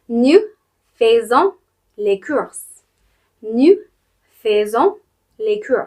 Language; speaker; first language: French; non-native, fluent; English